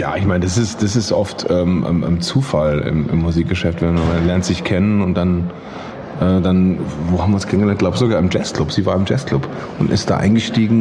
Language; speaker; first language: German; native; German